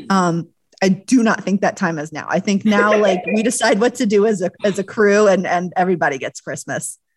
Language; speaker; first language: English; native; English